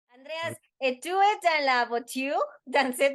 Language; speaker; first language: French; non-native, learner; Spanish